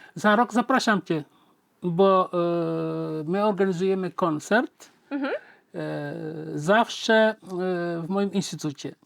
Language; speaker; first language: Polish; native; Polish